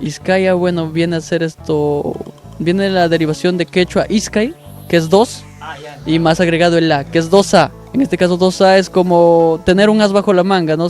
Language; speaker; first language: Spanish; native; Spanish